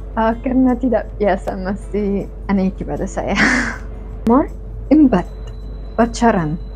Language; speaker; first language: Indonesian; non-native, fluent; Arabic